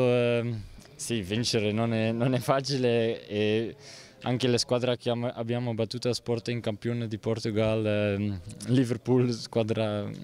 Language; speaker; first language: Italian; non-native, learner; Dutch